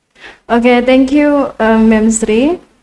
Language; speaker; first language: English; non-native, fluent; Indonesian